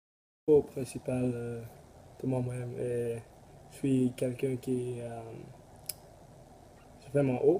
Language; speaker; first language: French; non-native, learner; English